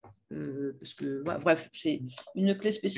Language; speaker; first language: French; native; French